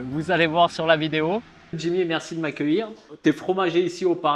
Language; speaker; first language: French; native; French